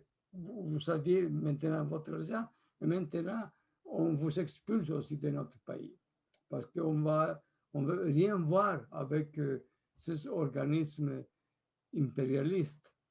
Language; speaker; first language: French; non-native, fluent; Spanish